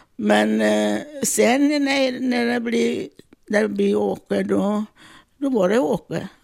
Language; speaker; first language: Swedish; non-native, fluent; Italian